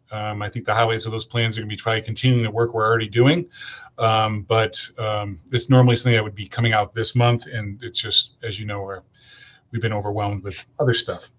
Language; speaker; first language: English; native; English